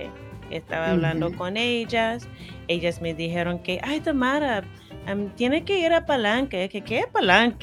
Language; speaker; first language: Spanish; non-native, fluent; English